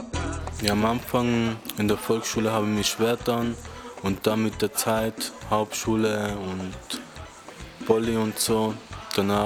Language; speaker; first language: German; early bilingual, other home language; Spanish